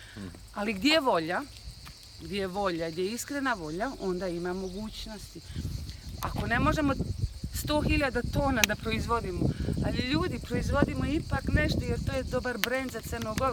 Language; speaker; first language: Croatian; non-native, fluent; German